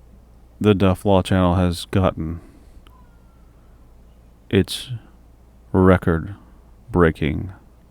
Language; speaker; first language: English; native; English